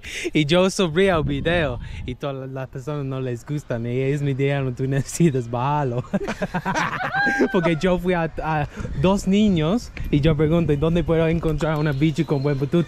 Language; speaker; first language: Spanish; non-native, learner; English